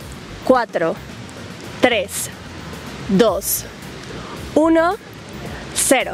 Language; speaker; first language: Spanish; native; Spanish